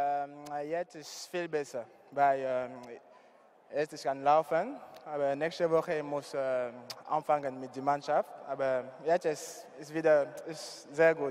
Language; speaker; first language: German; non-native, learner; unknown